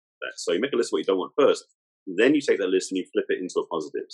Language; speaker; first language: English; native; English